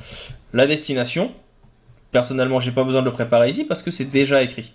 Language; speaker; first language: French; native; French